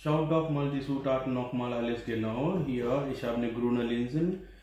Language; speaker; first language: German; non-native, learner; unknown